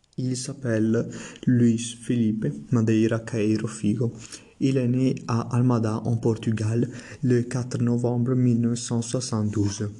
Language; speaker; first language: French; non-native, learner; Italian